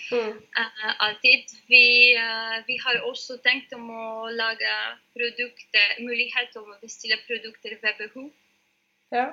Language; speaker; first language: Norwegian; non-native, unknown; Polish